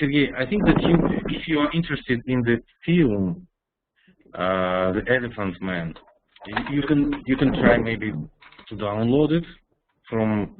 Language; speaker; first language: English; non-native, fluent; Russian